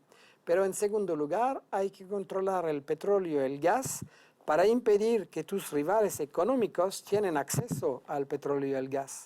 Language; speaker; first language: Spanish; non-native, fluent; French